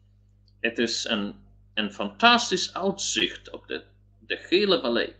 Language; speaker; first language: Dutch; non-native, learner; Polish